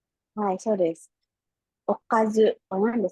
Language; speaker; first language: Japanese; non-native, fluent; Filipino